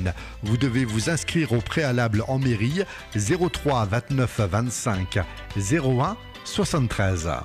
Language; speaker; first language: French; native; French